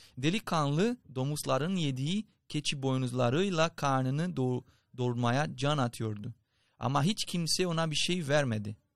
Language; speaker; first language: Turkish; non-native, fluent; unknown